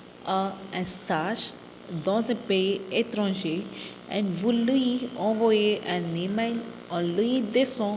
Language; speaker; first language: French; non-native, fluent; Tamil